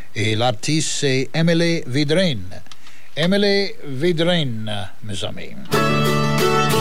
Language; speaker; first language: French; native; French